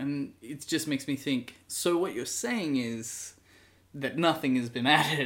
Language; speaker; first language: English; native; English